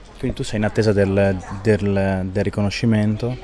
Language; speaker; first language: Italian; native; Italian